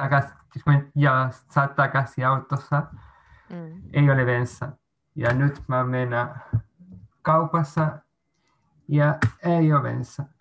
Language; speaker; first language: Finnish; non-native, learner; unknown